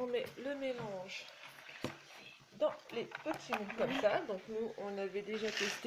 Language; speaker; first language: French; native; French